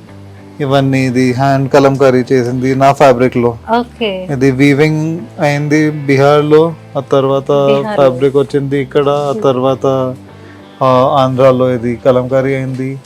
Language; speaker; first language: Telugu; non-native, local second language; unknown